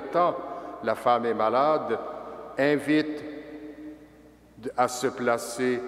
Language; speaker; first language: French; native; French